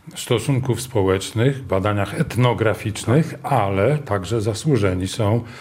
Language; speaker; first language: Polish; native; Polish